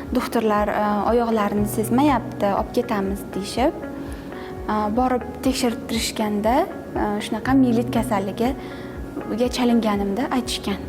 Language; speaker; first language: Uzbek; native; Uzbek